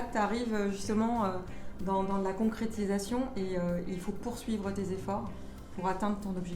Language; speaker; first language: French; native; French